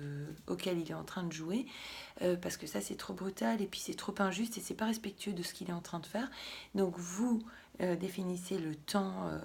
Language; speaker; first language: French; native; French